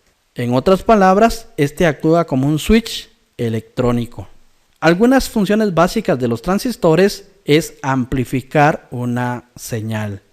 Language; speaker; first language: Spanish; native; Spanish